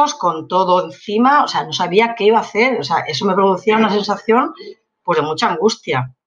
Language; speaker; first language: Spanish; native; Spanish